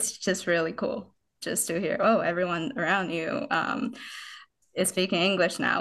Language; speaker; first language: English; non-native, fluent; Chinese